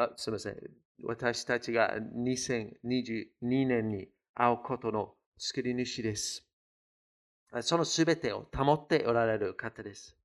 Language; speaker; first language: Japanese; non-native, fluent; English